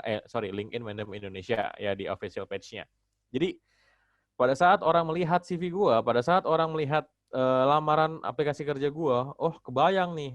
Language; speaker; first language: Indonesian; native; Indonesian